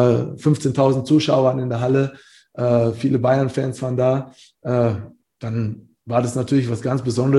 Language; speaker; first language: German; native; German